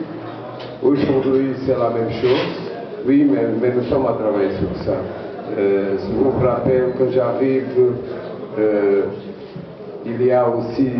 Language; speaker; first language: French; non-native, fluent; Portuguese